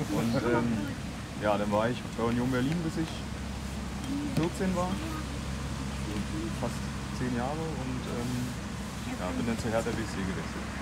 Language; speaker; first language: German; native; German